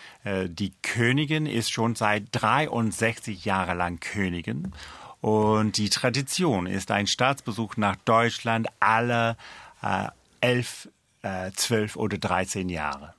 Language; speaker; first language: German; non-native, fluent; English